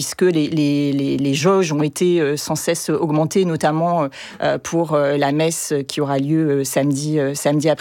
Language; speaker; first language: French; native; French